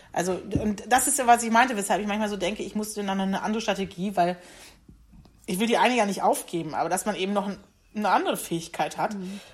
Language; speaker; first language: German; native; German